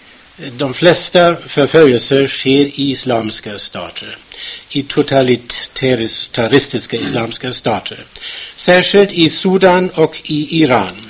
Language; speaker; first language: Swedish; non-native, fluent; German